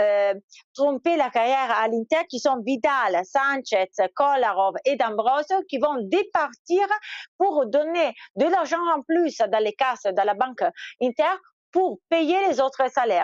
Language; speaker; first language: French; non-native, fluent; Italian